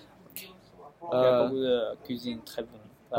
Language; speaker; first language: French; early bilingual, other home language; Chinese